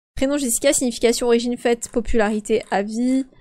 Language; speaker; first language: French; native; French